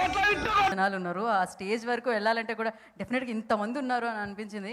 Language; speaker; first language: Telugu; native; Telugu